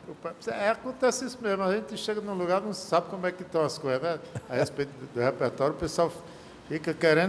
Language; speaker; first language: Portuguese; native; Portuguese